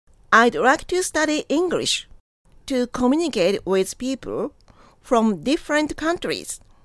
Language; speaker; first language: English; non-native, fluent; Japanese